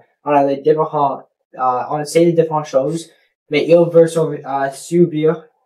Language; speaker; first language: French; non-native, local second language; English